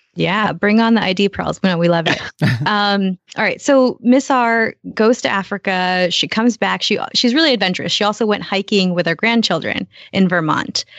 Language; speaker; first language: English; early bilingual, other home language; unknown